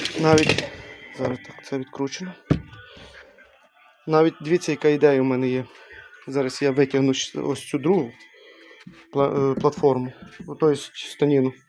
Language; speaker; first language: Ukrainian; native; Ukrainian